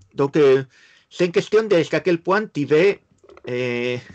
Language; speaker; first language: French; non-native, fluent; Spanish